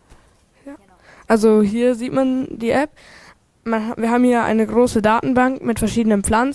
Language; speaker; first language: German; native; German